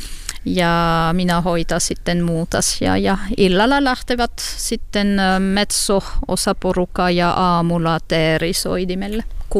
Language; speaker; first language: Finnish; non-native, fluent; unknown